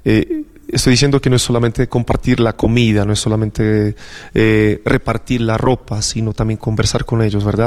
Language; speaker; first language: Spanish; non-native, fluent; Polish